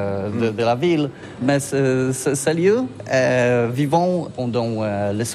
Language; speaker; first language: French; non-native, learner; Polish